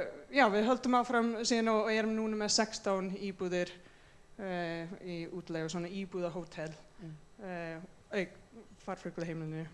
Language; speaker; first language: Icelandic; non-native, fluent; English